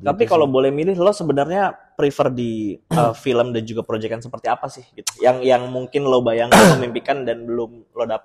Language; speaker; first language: Indonesian; native; Indonesian